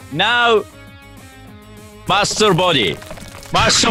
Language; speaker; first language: English; non-native, learner; Japanese